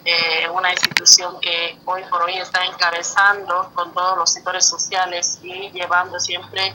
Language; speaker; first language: Spanish; native; Spanish